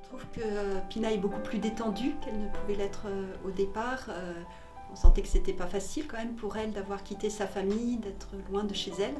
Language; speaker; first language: French; native; French